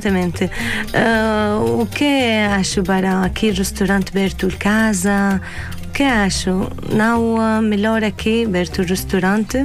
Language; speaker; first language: Portuguese; non-native, learner; Arabic